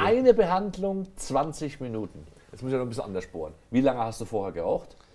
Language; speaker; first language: German; native; German